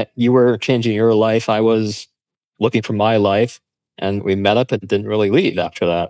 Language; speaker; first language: English; native; English